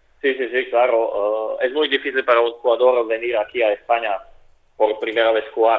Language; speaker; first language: Spanish; non-native, fluent; Slovak